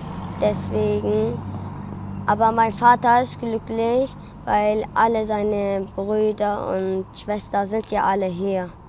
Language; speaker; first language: German; early bilingual, other home language; Turkish